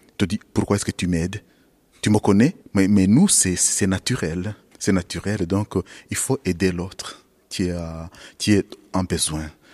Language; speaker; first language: French; non-native, local second language; Kinyarwanda